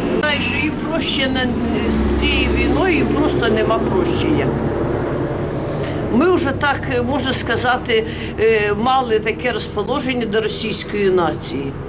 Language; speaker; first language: Ukrainian; non-native, local second language; Russian